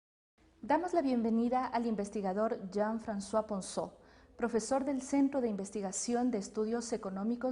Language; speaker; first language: Spanish; native; Spanish